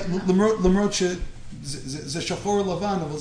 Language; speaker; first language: Hebrew; non-native, fluent; English